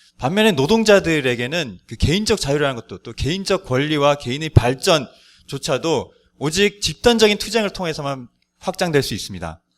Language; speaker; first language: Korean; native; Korean